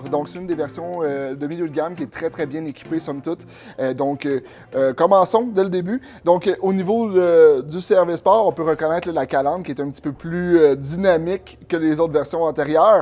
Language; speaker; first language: French; native; French